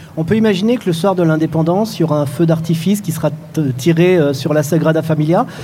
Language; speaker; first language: French; native; French